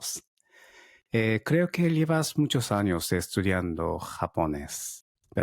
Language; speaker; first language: Spanish; non-native, learner; Japanese